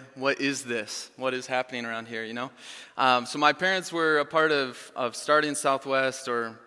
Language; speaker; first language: English; native; English